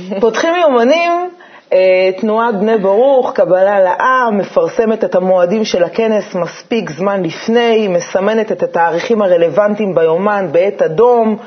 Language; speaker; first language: Hebrew; native; Hebrew